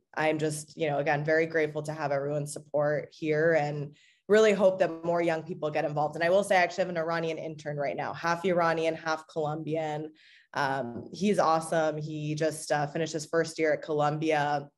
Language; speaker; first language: English; native; English